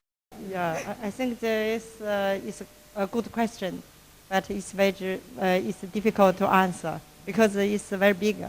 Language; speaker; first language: English; non-native, learner; Chinese